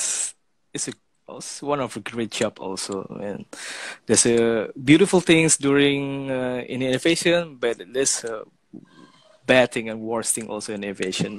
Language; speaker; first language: English; non-native, fluent; Indonesian